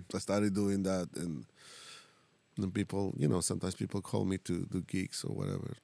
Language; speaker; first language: English; non-native, fluent; Spanish